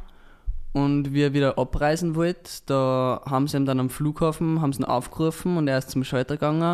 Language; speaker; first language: German; native; German